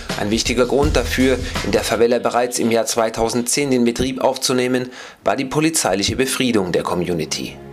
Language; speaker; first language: German; native; German